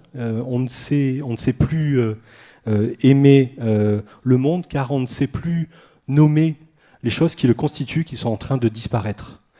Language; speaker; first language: French; native; French